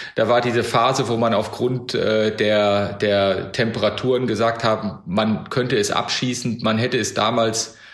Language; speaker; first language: German; native; German